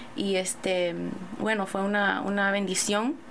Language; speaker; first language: Spanish; early bilingual, other home language; English